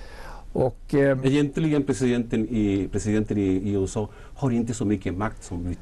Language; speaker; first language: Swedish; non-native, fluent; Spanish